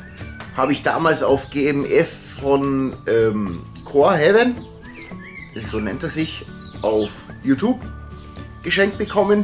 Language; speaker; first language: German; native; German